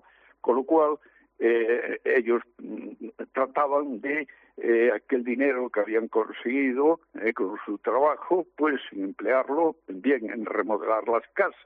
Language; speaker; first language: Spanish; native; Spanish